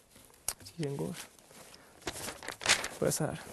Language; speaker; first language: Swedish; non-native, fluent; Persian